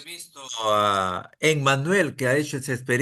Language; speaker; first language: Spanish; native; Spanish